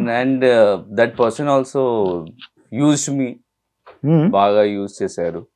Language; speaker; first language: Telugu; non-native, learner; Hindi